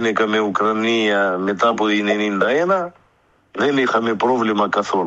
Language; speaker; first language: Greek; early bilingual, heritage; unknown